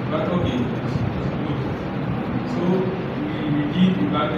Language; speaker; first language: English; non-native, learner; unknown